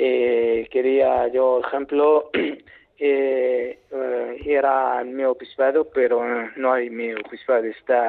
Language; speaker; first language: Spanish; non-native, learner; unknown